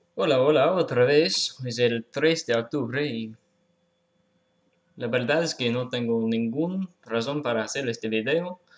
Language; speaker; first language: Spanish; non-native, learner; English